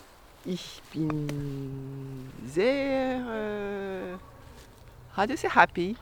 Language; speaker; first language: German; non-native, learner; Japanese